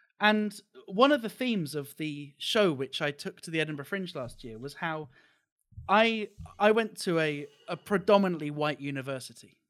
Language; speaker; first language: English; native; English